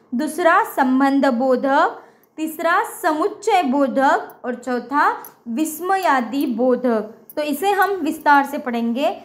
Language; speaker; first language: Hindi; non-native, local second language; Marathi